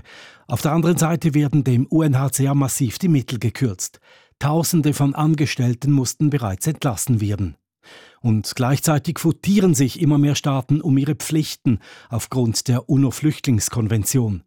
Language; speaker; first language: German; native; German